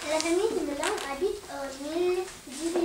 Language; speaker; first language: French; non-native, learner; Russian